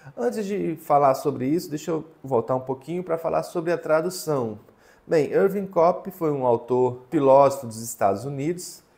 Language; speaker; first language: Portuguese; native; Portuguese